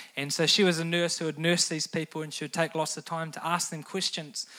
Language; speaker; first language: English; native; English